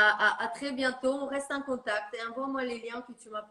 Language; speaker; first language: French; non-native, fluent; Russian